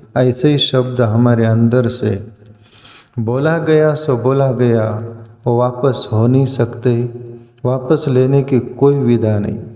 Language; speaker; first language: Hindi; non-native, local second language; Marathi